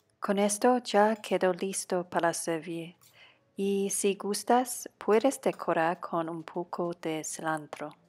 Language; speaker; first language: Spanish; non-native, fluent; Cantonese